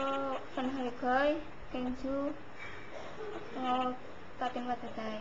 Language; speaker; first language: Cantonese; non-native, learner; Indonesian